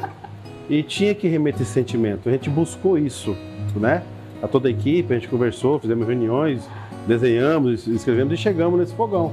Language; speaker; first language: Portuguese; native; Portuguese